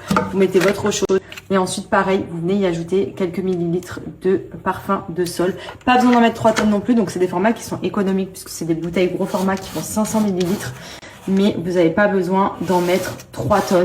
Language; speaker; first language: French; native; French